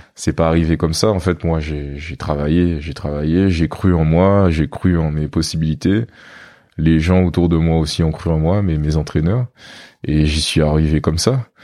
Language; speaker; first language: French; native; French